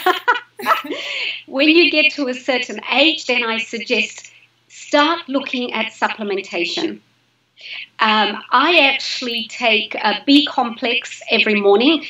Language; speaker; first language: English; native; English